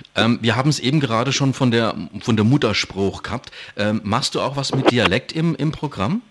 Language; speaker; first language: German; native; German